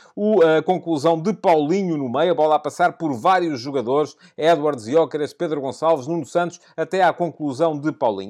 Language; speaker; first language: Portuguese; native; Portuguese